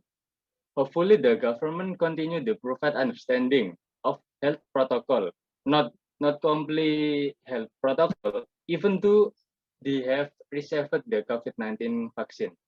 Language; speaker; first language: English; non-native, learner; Indonesian